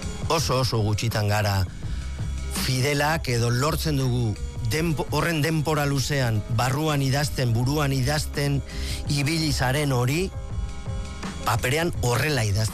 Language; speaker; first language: Basque; native; Basque